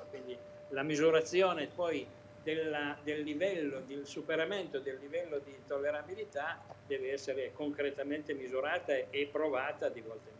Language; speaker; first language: Italian; native; Italian